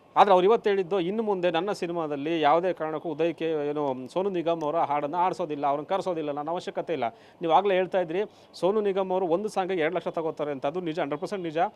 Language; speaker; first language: Kannada; native; Kannada